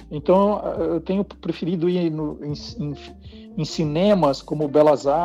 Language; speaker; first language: Portuguese; native; Portuguese